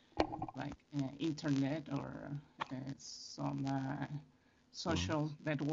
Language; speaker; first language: English; non-native, fluent; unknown